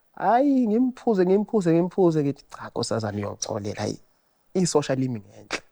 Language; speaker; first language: Zulu; native; Zulu